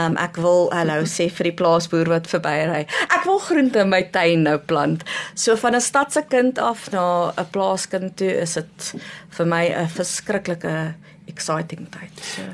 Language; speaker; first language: Afrikaans; non-native, local second language; English